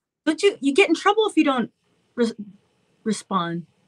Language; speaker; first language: English; native; English